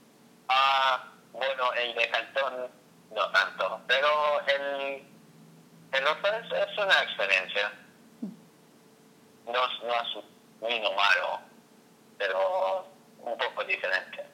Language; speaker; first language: Spanish; non-native, learner; English